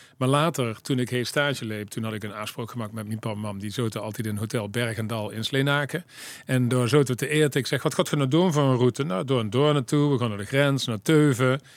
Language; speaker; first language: Dutch; native; Dutch